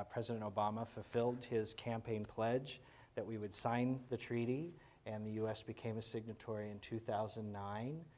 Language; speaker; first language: English; native; English